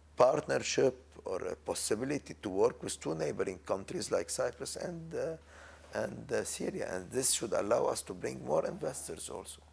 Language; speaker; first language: English; non-native, fluent; Arabic